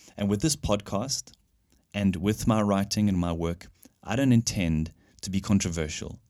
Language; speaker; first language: English; native; English